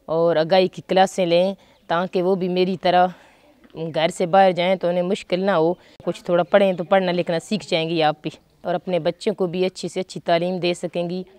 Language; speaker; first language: Urdu; non-native, local second language; Punjabi